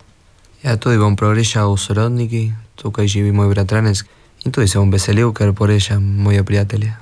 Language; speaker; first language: Slovenian; early bilingual, heritage; Spanish